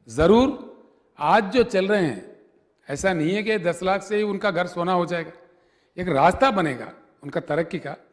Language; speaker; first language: Hindi; non-native, local second language; Telugu